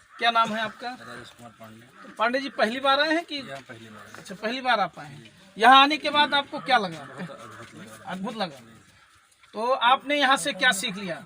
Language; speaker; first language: Hindi; native; Hindi